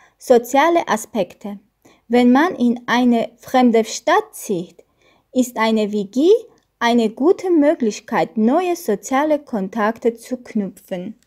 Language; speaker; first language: German; non-native, learner; Armenian